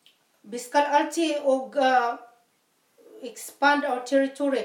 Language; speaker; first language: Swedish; non-native, learner; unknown